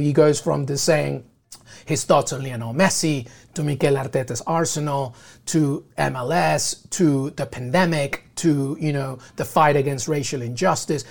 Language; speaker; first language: English; native; English